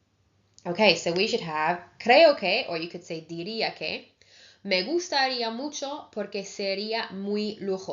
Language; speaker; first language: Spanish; non-native, fluent; English